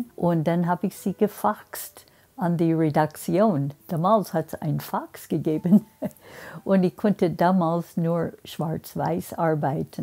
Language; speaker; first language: German; non-native, fluent; English